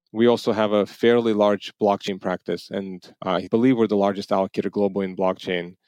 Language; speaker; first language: English; non-native, fluent; Armenian